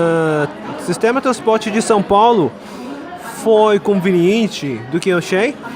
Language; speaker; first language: Portuguese; non-native, learner; Korean